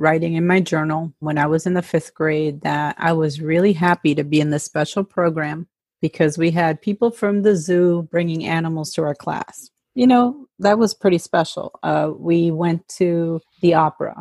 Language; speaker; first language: English; early bilingual, other home language; Spanish